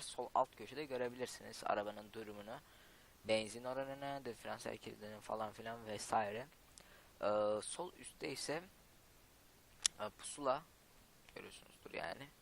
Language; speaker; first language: Turkish; native; Turkish